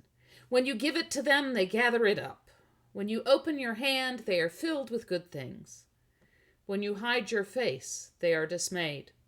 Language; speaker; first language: English; native; English